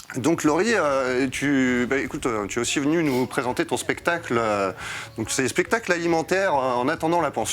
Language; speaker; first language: French; native; French